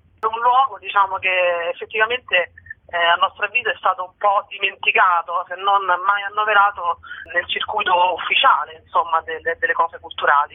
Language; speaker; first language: Italian; native; Italian